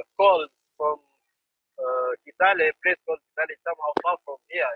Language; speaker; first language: English; non-native, fluent; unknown